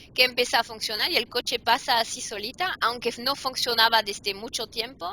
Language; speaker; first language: Spanish; non-native, fluent; French